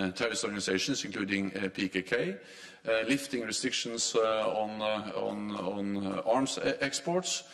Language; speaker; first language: English; non-native, fluent; Norwegian